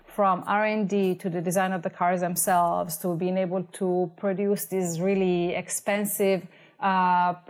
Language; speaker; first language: English; non-native, fluent; Italian